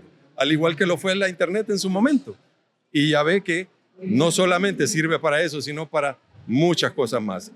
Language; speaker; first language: Spanish; native; Spanish